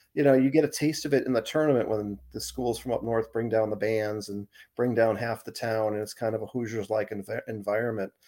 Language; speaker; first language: English; native; English